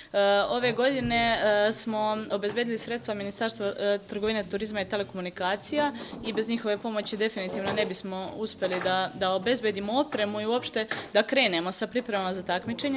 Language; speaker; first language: Bosnian; native; Bosnian